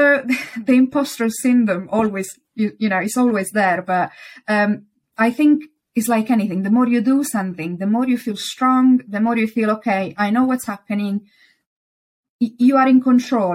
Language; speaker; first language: English; non-native, fluent; Italian